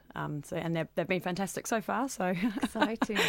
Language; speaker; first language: English; native; English